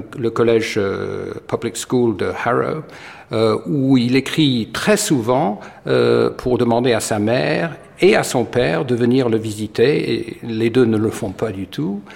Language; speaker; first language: French; non-native, fluent; English